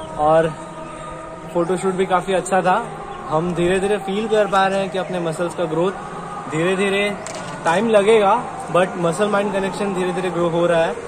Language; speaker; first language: Hindi; non-native, local second language; Odia